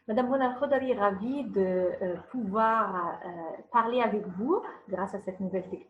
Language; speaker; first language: French; non-native, fluent; Arabic